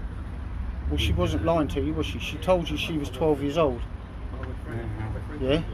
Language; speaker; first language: English; native; English